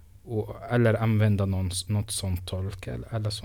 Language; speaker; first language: Swedish; non-native, fluent; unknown